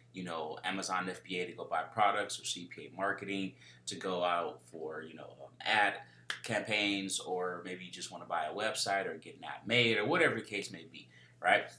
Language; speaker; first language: English; native; English